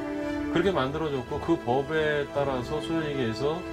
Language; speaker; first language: Korean; native; Korean